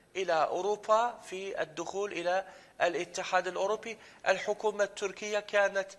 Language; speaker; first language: Arabic; non-native, fluent; Turkish